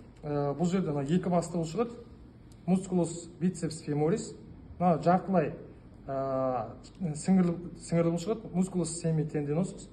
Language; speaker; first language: Kazakh; native; Kazakh